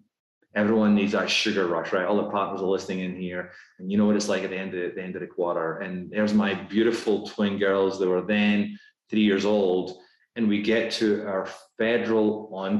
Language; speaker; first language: English; native; English